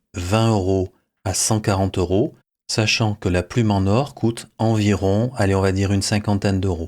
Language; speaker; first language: French; native; French